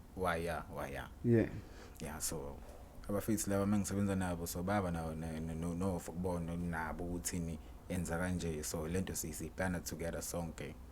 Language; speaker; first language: Zulu; native; Zulu